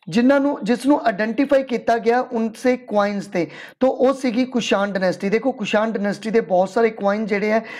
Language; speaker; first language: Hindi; non-native, local second language; Punjabi